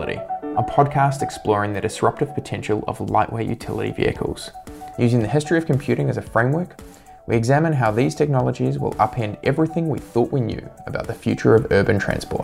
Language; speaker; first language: English; native; English